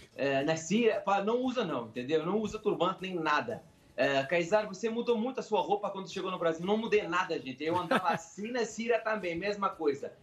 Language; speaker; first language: Portuguese; non-native, fluent; Arabic